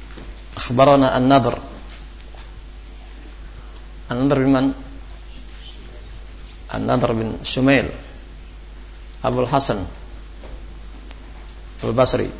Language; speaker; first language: Arabic; non-native, fluent; Indonesian